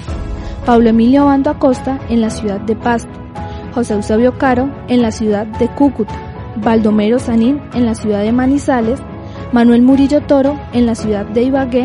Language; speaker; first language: Spanish; native; Spanish